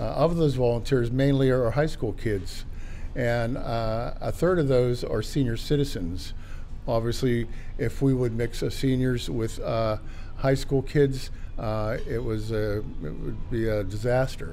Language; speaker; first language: English; native; English